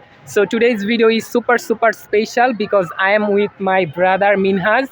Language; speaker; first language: English; non-native, fluent; Bangla